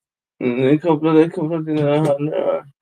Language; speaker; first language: Swedish; early bilingual, other home language; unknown